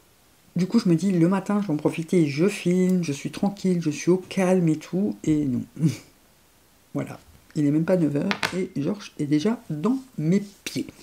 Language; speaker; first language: French; native; French